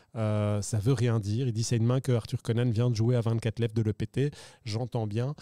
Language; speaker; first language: French; native; French